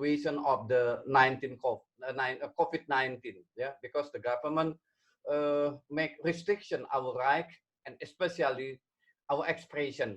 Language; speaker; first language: English; non-native, learner; Indonesian